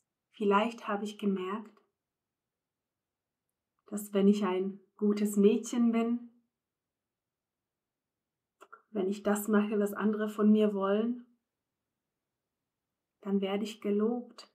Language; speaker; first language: German; non-native, fluent; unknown